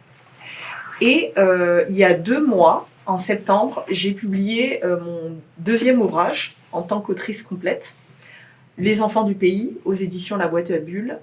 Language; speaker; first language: French; native; French